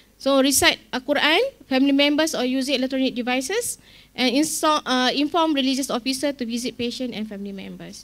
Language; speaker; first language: English; non-native, local second language; Malay